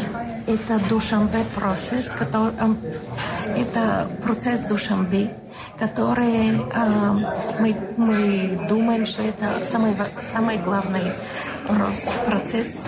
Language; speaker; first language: Russian; non-native, learner; Bulgarian